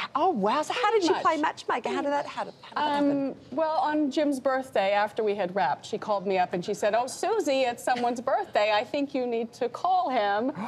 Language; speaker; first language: English; native; English